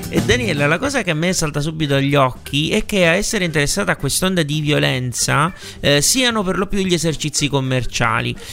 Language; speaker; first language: Italian; native; Italian